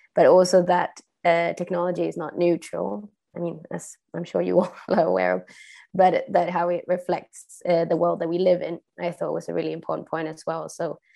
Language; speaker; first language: English; non-native, fluent; Swedish